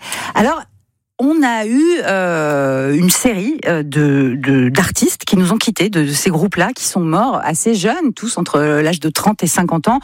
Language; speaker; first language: French; native; French